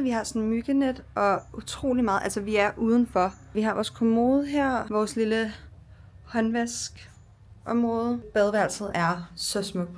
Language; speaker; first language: Danish; native; Danish